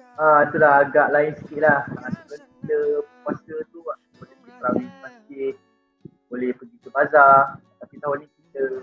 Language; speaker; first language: Malay; native; Malay